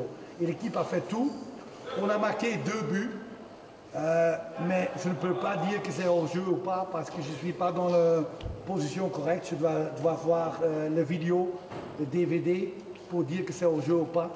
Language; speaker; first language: French; non-native, fluent; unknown